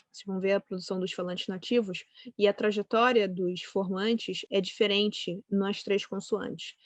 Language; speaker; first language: Portuguese; native; Portuguese